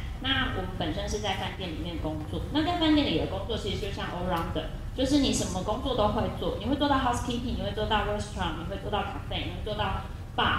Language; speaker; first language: Chinese; native; Chinese